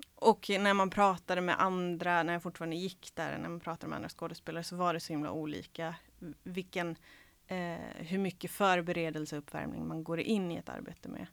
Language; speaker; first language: Swedish; early bilingual, other home language; Serbian